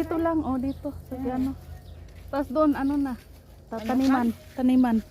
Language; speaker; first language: Filipino; non-native, local second language; Cebuano